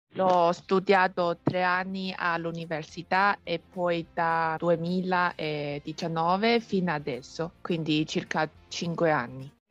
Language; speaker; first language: Italian; non-native, fluent; Chinese